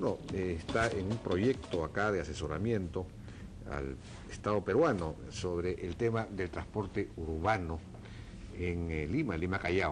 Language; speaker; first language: Spanish; native; Spanish